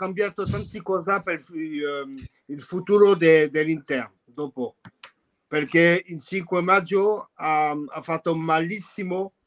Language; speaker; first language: Italian; non-native, fluent; French